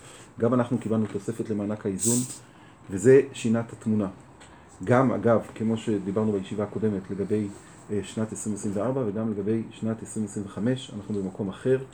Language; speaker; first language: Hebrew; native; Hebrew